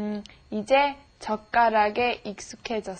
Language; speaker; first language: Korean; non-native, learner; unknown